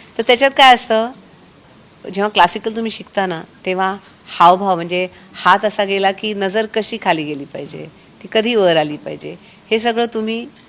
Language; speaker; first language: Marathi; native; Marathi